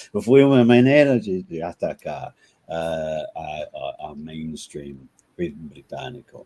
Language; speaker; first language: Portuguese; non-native, fluent; English